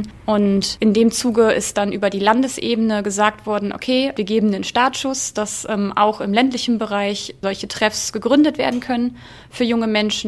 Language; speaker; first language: German; native; German